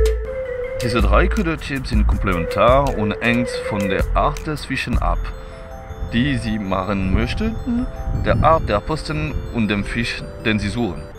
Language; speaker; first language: German; non-native, learner; French